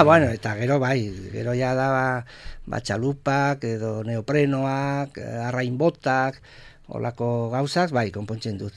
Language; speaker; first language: Basque; non-native, local second language; Spanish